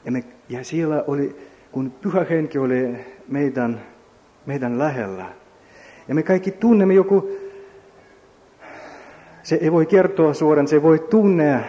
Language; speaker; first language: Finnish; non-native, learner; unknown